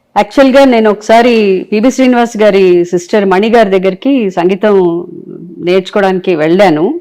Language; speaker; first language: Telugu; native; Telugu